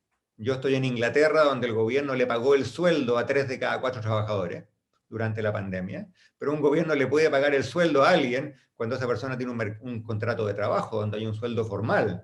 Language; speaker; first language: Spanish; native; Spanish